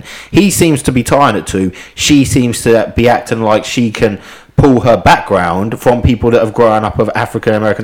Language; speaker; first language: English; native; English